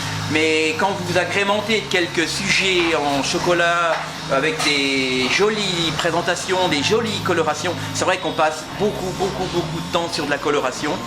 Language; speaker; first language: French; native; French